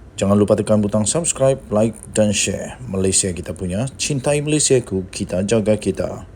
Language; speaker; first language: Malay; non-native, local second language; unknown